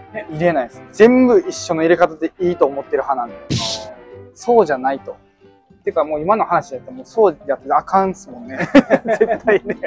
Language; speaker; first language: Japanese; native; Japanese